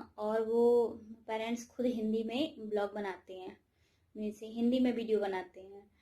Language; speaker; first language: Hindi; native; Hindi